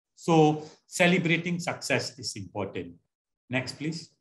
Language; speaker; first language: English; non-native, local second language; Malay